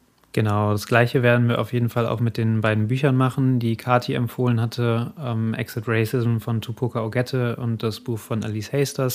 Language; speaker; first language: German; native; German